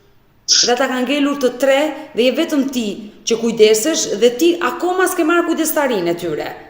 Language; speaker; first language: Albanian; native; Albanian